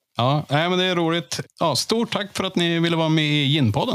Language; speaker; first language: Swedish; native; Swedish